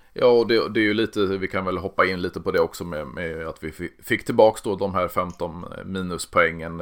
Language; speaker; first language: Swedish; native; Swedish